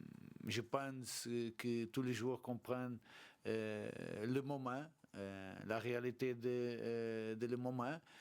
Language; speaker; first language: French; non-native, learner; Portuguese